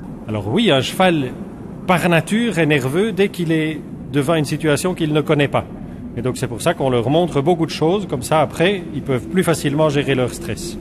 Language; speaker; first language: French; native; French